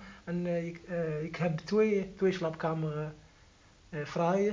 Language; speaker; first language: Dutch; non-native, learner; Arabic